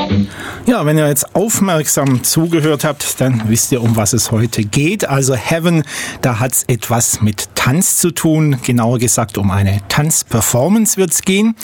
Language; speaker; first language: German; native; German